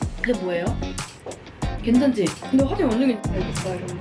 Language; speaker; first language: Korean; native; Korean